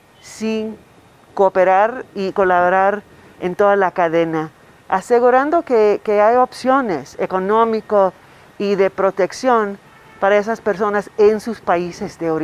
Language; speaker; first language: Spanish; non-native, fluent; English